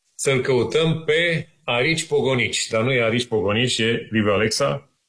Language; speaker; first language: Romanian; native; Romanian